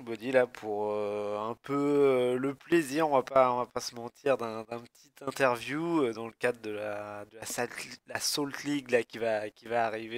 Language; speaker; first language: French; native; French